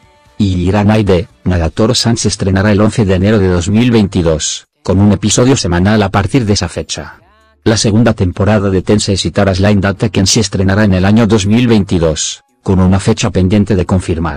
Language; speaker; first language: Spanish; native; Spanish